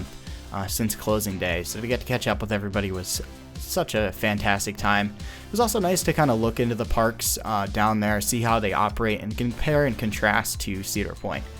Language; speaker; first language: English; native; English